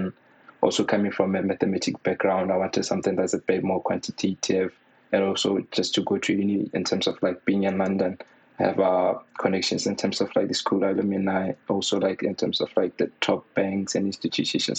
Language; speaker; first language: English; non-native, local second language; Tswana